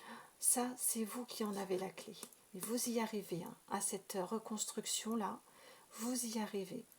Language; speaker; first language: French; native; French